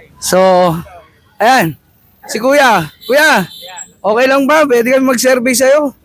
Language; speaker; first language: Filipino; native; Filipino